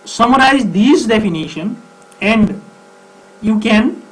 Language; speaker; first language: English; non-native, local second language; Nepali